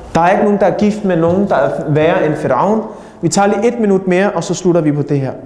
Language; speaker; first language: Danish; early bilingual, other home language; Urdu